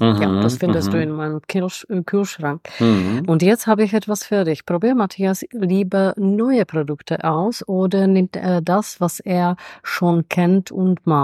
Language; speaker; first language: German; non-native, fluent; Czech